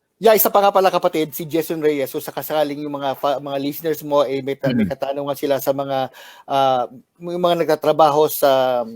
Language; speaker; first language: Filipino; native; Filipino